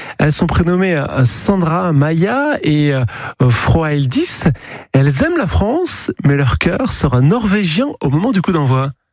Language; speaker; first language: French; native; French